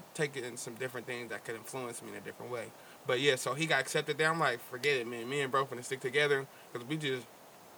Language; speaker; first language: English; native; English